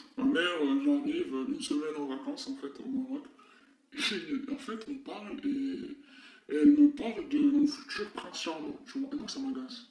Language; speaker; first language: French; non-native, local second language; Arabic